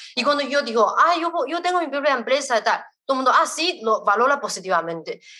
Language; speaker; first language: Spanish; non-native, fluent; Chinese